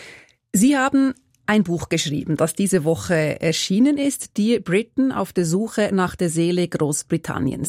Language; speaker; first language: German; native; German